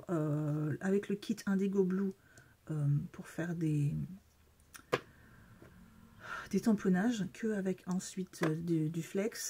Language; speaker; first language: French; native; French